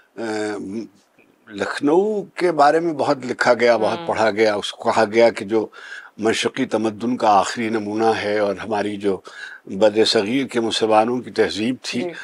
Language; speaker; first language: Urdu; native; Urdu